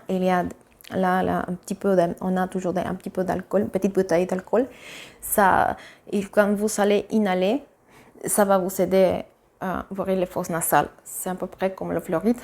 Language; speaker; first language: French; non-native, fluent; Spanish